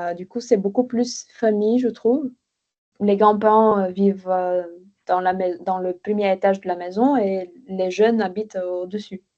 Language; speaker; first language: French; non-native, fluent; Bulgarian